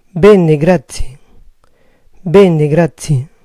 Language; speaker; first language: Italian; non-native, learner; Spanish